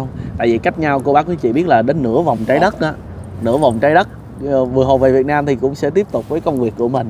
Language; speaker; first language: Vietnamese; native; Vietnamese